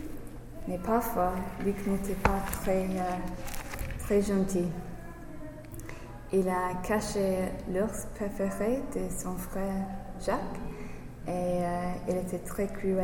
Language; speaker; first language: French; non-native, learner; English